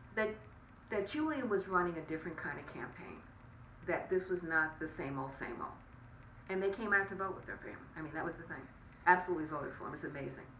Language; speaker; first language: English; native; English